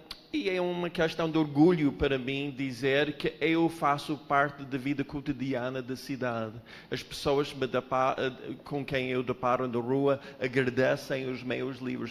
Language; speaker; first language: Portuguese; non-native, fluent; English